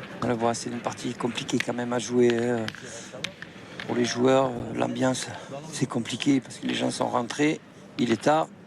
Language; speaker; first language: French; native; French